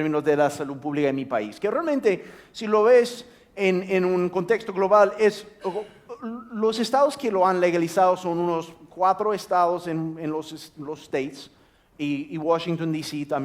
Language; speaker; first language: Spanish; non-native, fluent; English